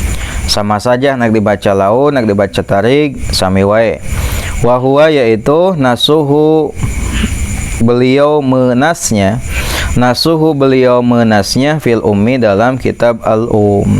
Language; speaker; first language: Indonesian; non-native, local second language; Sundanese